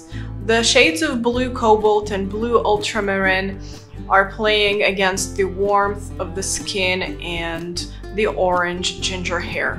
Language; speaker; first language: English; non-native, fluent; Russian